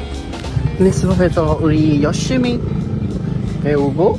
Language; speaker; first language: Korean; non-native, learner; Burmese